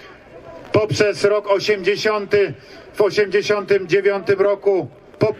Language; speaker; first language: Polish; native; Polish